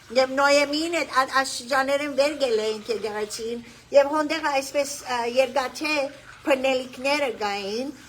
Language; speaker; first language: Armenian; early bilingual, heritage; Armenian